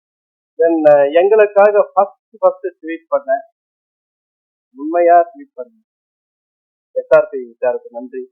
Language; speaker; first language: Tamil; native; Tamil